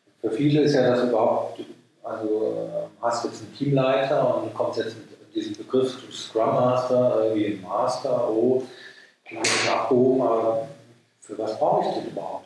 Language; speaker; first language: German; native; German